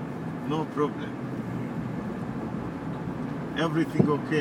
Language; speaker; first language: English; non-native, local second language; Swahili